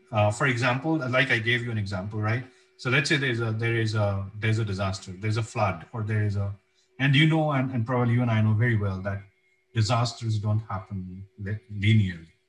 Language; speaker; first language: English; non-native, local second language; Bangla